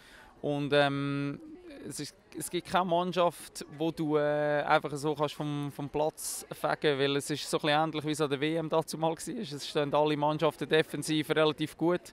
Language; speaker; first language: German; native; German